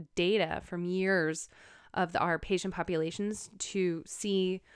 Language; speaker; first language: English; native; English